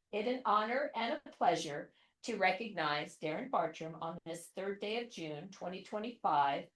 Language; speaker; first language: English; native; English